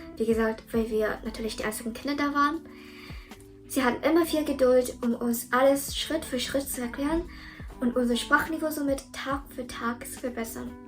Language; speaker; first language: German; early bilingual, other home language; Vietnamese